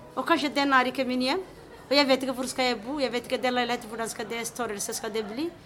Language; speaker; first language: Norwegian; non-native, fluent; Somali